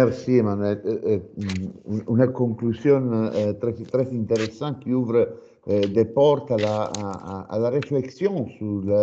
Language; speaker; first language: French; non-native, fluent; Italian